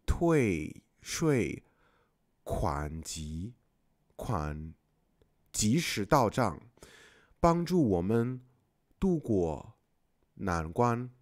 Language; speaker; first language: Chinese; non-native, fluent; English